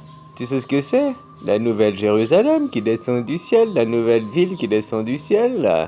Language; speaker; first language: French; native; French